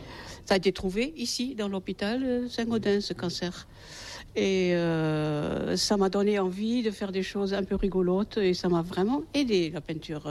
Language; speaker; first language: French; native; French